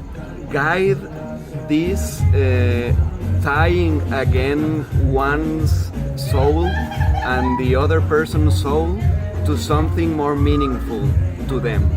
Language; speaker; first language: English; non-native, fluent; Spanish